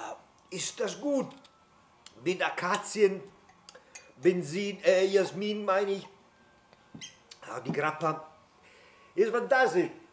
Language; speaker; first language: German; non-native, fluent; Italian